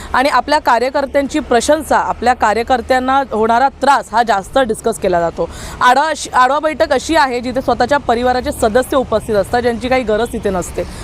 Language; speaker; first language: Marathi; native; Marathi